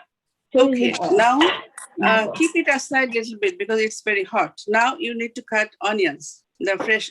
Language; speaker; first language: English; non-native, fluent; Bangla